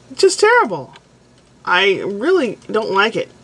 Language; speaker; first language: English; native; English